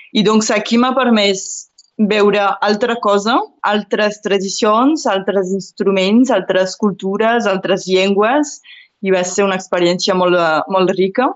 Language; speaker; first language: Catalan; non-native, local second language; French